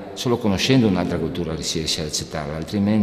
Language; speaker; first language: Italian; native; Italian